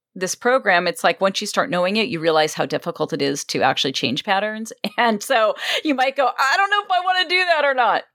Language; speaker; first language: English; native; English